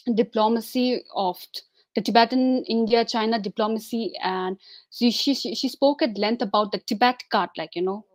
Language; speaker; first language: English; non-native, local second language; Tibetan